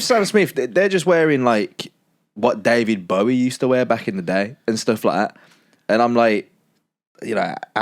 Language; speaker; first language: English; native; English